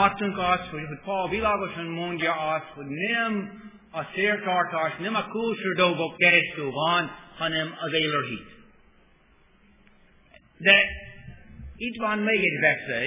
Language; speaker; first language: Hungarian; non-native, fluent; English